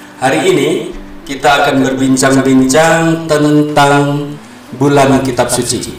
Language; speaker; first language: Indonesian; native; Indonesian